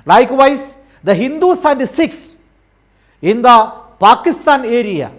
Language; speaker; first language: English; non-native, local second language; Malayalam